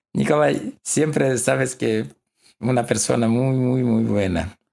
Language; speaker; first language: Spanish; non-native, learner; Russian